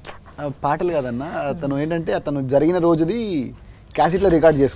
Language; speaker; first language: Telugu; native; Telugu